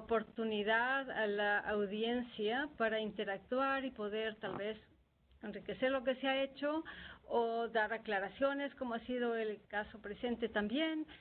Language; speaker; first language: Spanish; native; Spanish